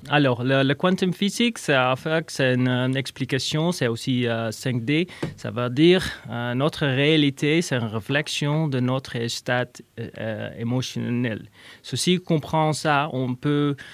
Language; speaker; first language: French; non-native, learner; Dutch